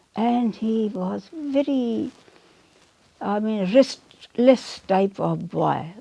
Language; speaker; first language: English; non-native, local second language; Urdu